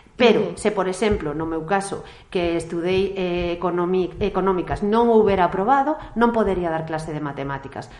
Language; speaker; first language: Galician; non-native, local second language; Spanish